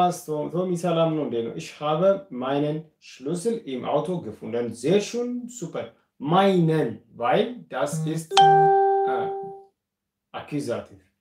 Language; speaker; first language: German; non-native, fluent; Amharic